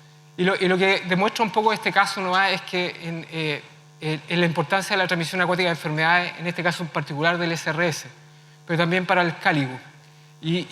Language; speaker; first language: Spanish; native; Spanish